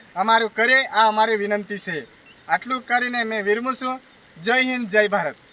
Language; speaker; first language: Gujarati; non-native, local second language; Kukna